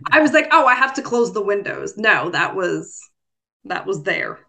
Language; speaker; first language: English; early bilingual, other home language; Italian